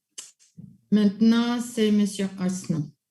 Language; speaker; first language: French; non-native, local second language; English